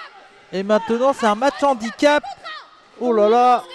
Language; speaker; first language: French; native; French